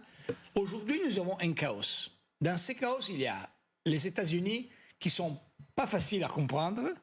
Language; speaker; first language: French; non-native, fluent; Italian